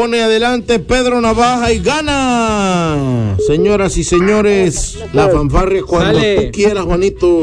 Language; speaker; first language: Spanish; native; Spanish